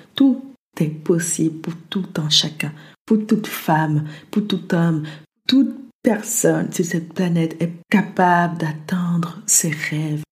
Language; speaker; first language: French; early bilingual, other home language; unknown